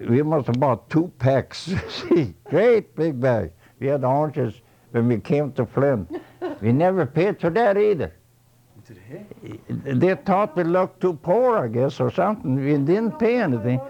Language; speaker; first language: English; non-native, fluent; Swedish